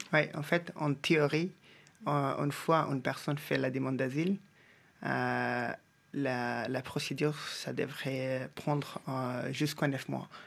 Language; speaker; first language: French; non-native, fluent; Bangla